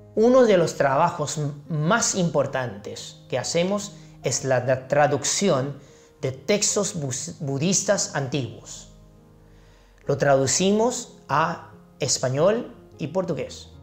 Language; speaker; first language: Spanish; non-native, fluent; Chinese